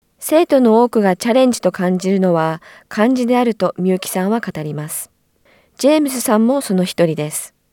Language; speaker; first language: Japanese; native; Japanese